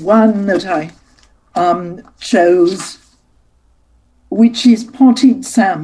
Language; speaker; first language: English; native; English